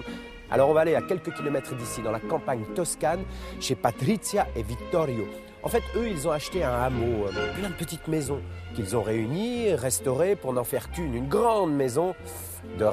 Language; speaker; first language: French; native; French